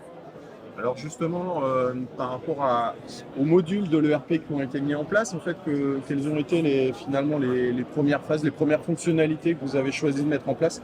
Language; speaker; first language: French; native; French